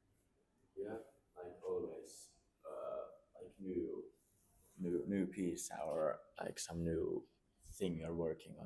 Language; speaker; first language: English; non-native, learner; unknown